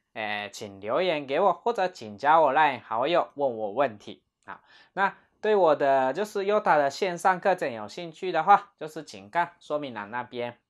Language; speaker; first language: Chinese; non-native, fluent; Japanese